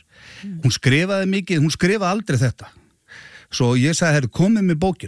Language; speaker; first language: Icelandic; native; Icelandic